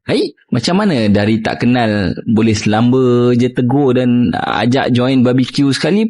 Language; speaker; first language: Malay; native; Malay